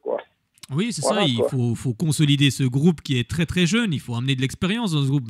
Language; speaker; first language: French; native; French